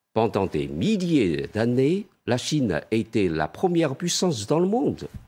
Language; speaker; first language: French; non-native, fluent; Chinese